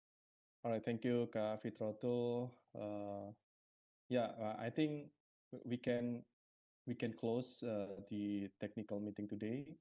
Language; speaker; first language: English; non-native, fluent; Indonesian